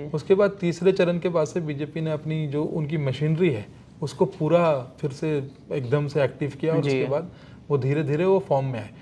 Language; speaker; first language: Hindi; native; Hindi